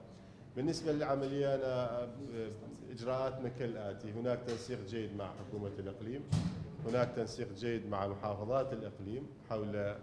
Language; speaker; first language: Arabic; native; Arabic